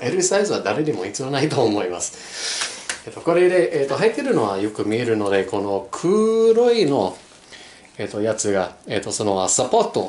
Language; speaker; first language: Japanese; non-native, learner; English